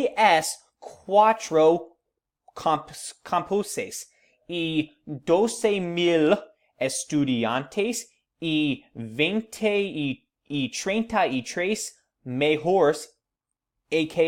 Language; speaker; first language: Spanish; non-native, learner; English